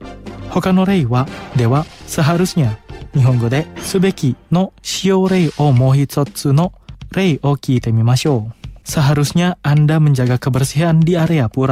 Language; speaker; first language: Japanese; non-native, fluent; Indonesian